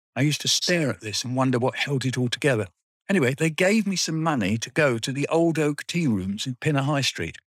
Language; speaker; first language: English; native; English